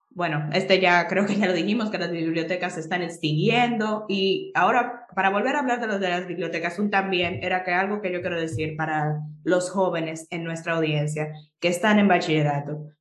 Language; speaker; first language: Spanish; native; Spanish